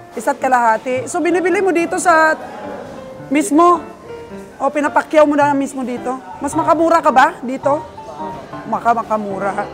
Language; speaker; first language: Filipino; non-native, local second language; Cebuano